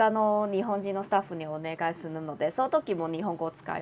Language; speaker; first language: Japanese; non-native, fluent; Cantonese